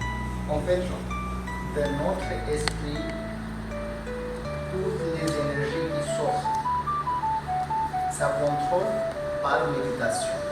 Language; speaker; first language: French; non-native, learner; Hindi